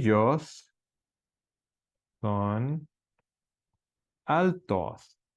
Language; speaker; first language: Spanish; non-native, fluent; English